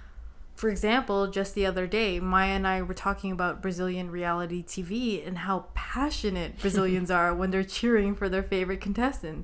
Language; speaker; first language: English; native; English